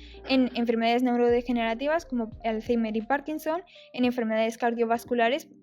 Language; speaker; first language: Spanish; native; Spanish